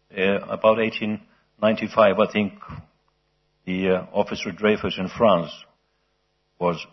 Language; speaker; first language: English; non-native, fluent; Icelandic